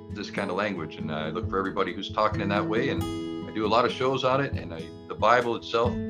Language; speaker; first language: English; native; English